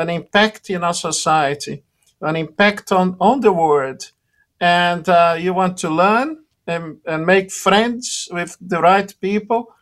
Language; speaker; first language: English; non-native, fluent; Portuguese